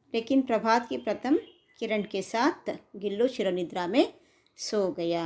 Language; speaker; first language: Hindi; non-native, local second language; Kannada